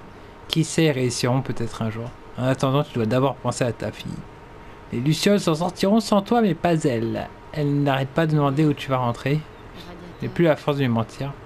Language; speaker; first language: French; native; French